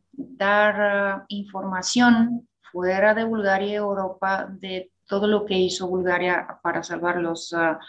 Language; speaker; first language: Spanish; non-native, fluent; Bulgarian